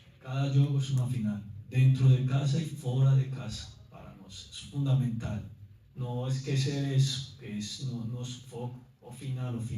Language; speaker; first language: Portuguese; non-native, learner; Spanish